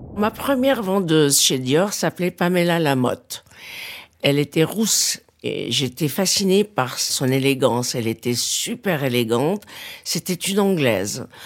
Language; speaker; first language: French; non-native, local second language; Arabic